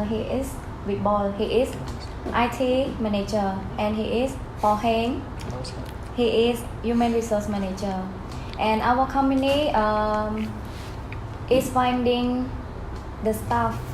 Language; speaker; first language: English; non-native, learner; Khmer